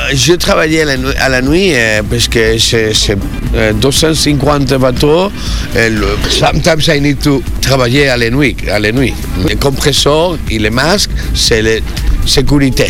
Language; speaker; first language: French; non-native, learner; Spanish